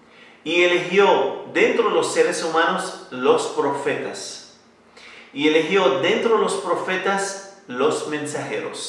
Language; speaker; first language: Spanish; non-native, learner; Arabic